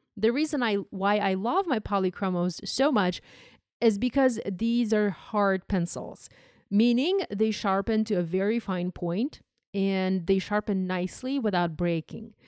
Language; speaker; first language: English; non-native, fluent; Ukrainian